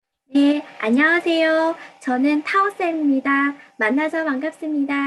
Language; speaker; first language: Korean; non-native, fluent; Vietnamese